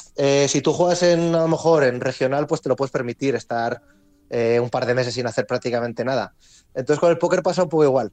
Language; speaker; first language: Spanish; native; Spanish